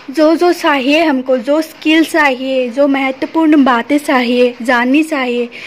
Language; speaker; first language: Hindi; non-native, local second language; Assamese